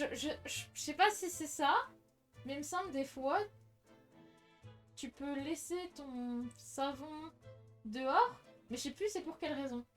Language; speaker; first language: French; native; French